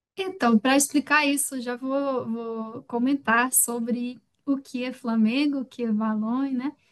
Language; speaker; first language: Portuguese; non-native, fluent; French